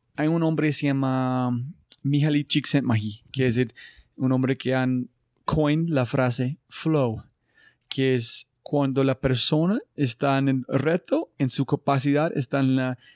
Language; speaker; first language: Spanish; non-native, learner; English